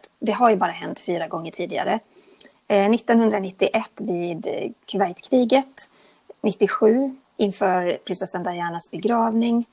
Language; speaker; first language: Swedish; native; Swedish